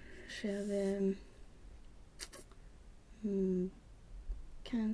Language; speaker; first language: French; non-native, learner; Swedish